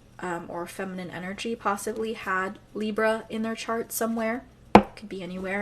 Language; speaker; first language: English; native; English